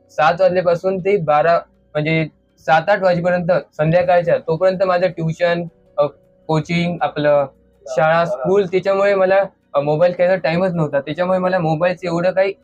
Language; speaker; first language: Marathi; native; Marathi